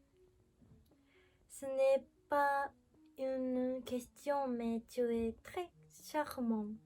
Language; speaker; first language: French; non-native, learner; Japanese